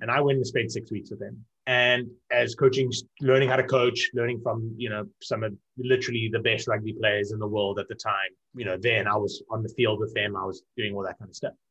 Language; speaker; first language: English; native; English